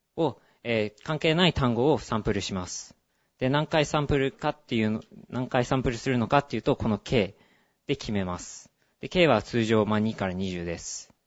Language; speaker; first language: Japanese; early bilingual, heritage; Japanese